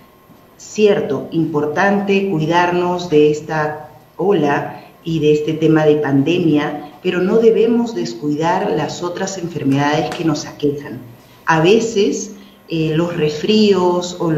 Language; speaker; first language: Spanish; native; Spanish